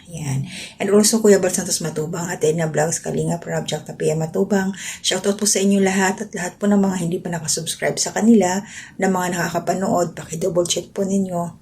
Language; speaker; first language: Filipino; non-native, local second language; Waray